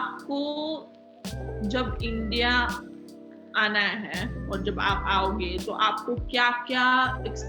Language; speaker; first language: Hindi; non-native, local second language; Marathi